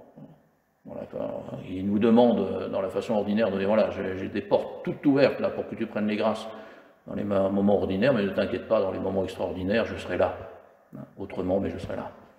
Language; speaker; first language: French; native; French